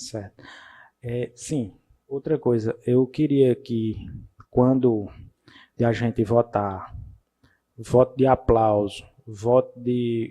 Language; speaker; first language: Portuguese; native; Portuguese